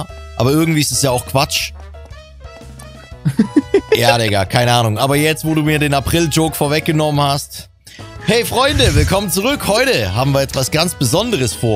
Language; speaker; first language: German; native; German